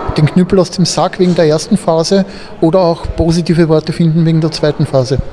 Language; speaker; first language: German; native; German